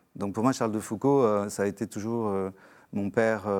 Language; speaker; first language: French; native; French